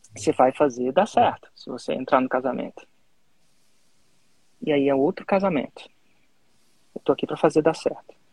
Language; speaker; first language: Portuguese; native; Portuguese